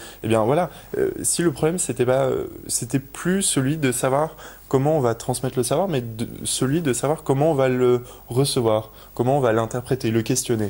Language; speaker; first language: French; native; French